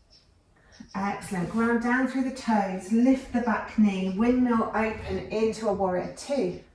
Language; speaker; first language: English; native; English